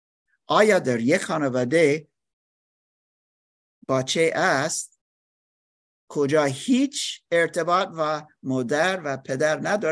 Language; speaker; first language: Persian; non-native, learner; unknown